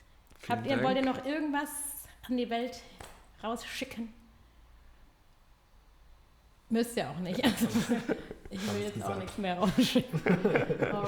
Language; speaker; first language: German; native; German